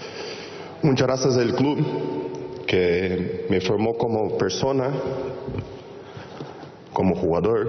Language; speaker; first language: Spanish; non-native, fluent; Portuguese